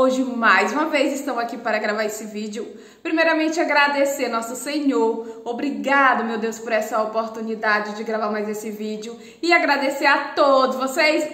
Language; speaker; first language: Portuguese; native; Portuguese